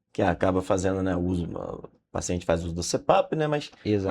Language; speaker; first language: Portuguese; native; Portuguese